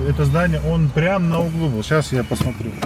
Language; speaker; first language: Russian; native; Russian